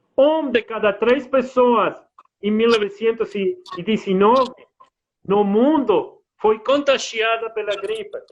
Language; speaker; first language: Portuguese; non-native, fluent; Spanish